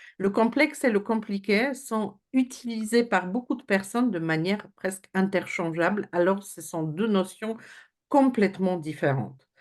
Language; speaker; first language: French; non-native, fluent; Polish